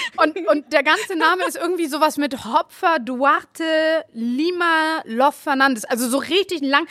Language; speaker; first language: German; early bilingual, other home language; Kabuverdianu